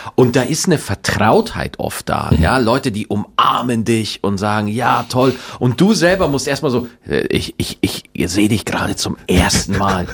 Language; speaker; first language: German; native; German